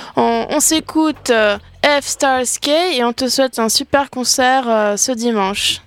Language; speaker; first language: French; native; French